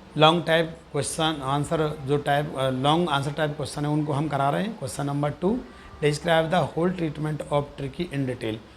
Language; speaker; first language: Hindi; native; Hindi